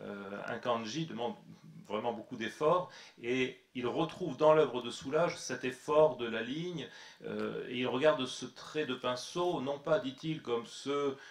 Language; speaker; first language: French; native; French